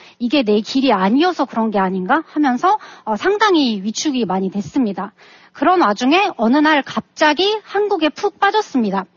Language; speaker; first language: Korean; non-native, fluent; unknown